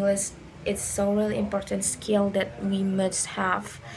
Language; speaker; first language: English; non-native, learner; Indonesian